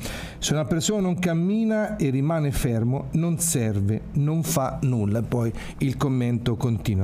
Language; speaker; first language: Italian; native; Italian